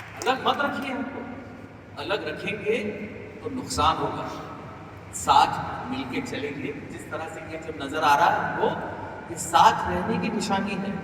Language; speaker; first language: Hindi; non-native, local second language; Marathi